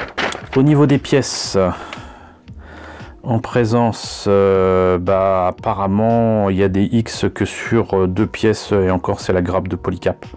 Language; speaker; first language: French; native; French